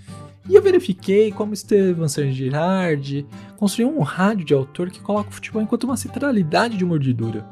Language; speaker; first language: Portuguese; native; Portuguese